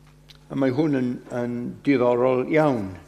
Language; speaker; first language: Welsh; non-native, fluent; English